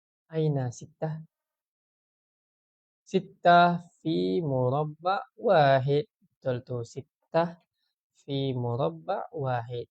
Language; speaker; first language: Arabic; non-native, fluent; Malay